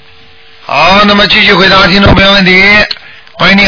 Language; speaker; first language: Chinese; native; Chinese